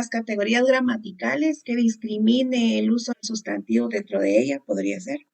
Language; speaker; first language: Spanish; native; Spanish